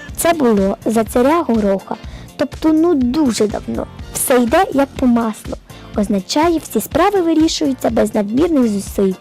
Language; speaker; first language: Ukrainian; native; Ukrainian